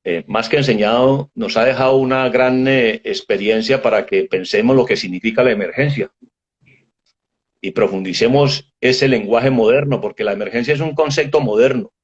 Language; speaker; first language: Spanish; native; Spanish